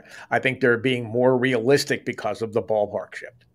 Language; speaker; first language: English; native; English